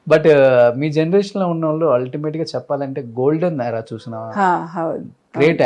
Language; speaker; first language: Telugu; native; Telugu